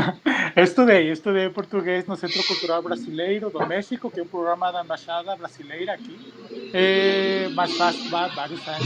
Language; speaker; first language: Portuguese; non-native, fluent; Spanish